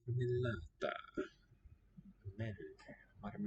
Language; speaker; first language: Italian; non-native, learner; English